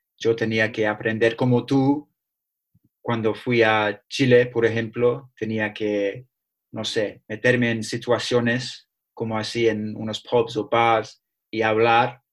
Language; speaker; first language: Spanish; non-native, learner; English